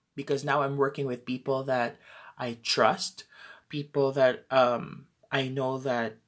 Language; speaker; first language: English; non-native, local second language; Filipino